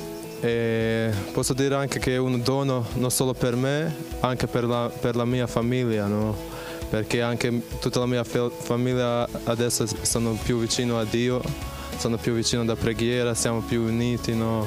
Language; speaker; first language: Italian; non-native, fluent; Bosnian